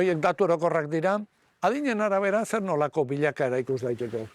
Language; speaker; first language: Basque; native; Basque